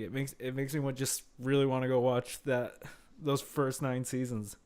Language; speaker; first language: English; native; English